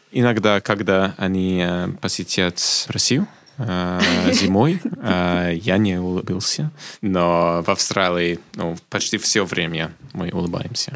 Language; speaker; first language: Russian; non-native, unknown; English